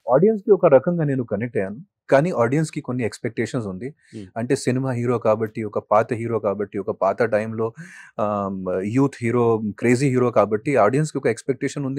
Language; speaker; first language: Telugu; non-native, fluent; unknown